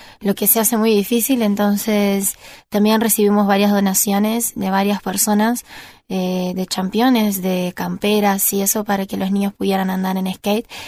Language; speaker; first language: Spanish; non-native, fluent; Portuguese